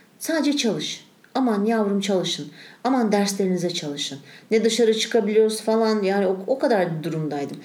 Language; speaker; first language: Turkish; native; Turkish